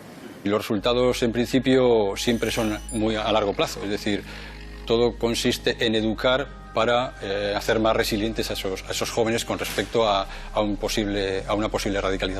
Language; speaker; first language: Spanish; native; Spanish